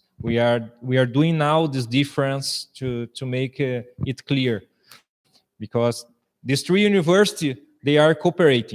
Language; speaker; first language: English; non-native, fluent; Portuguese